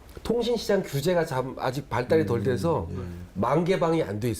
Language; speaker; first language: Korean; native; Korean